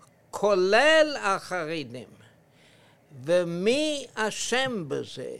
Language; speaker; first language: Hebrew; non-native, fluent; English